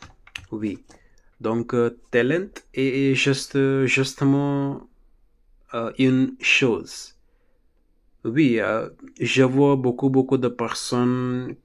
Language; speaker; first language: French; non-native, learner; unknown